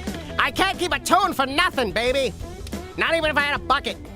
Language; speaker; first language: English; native; English